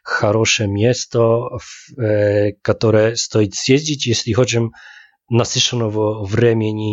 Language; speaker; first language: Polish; non-native, learner; Russian